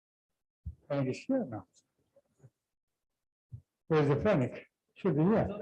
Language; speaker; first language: English; non-native, fluent; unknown